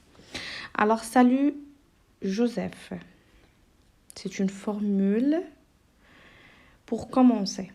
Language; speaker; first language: French; non-native, local second language; Arabic